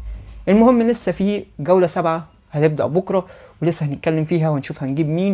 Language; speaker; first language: Arabic; native; Arabic